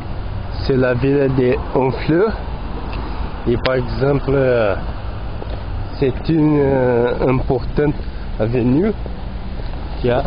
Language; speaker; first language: French; non-native, learner; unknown